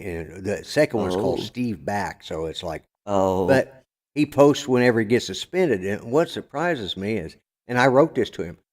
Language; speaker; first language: English; native; English